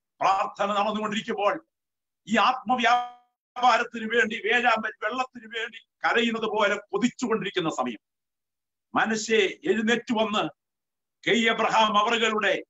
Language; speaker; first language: Malayalam; native; Malayalam